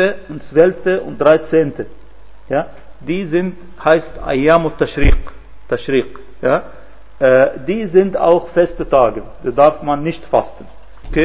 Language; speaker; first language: German; non-native, fluent; Arabic